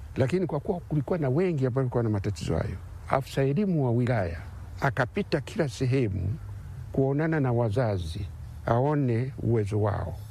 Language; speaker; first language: Swahili; non-native, local second language; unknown